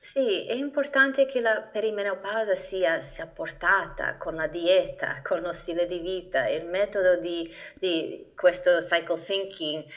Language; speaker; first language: Italian; non-native, fluent; English